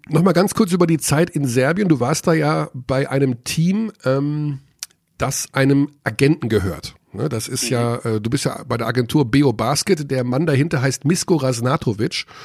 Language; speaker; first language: German; native; German